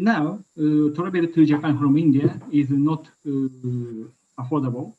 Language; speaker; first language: English; non-native, learner; Japanese